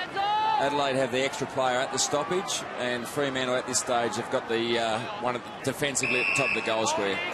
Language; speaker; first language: English; native; English